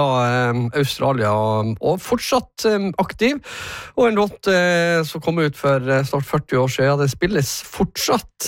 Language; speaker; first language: Norwegian; native; Norwegian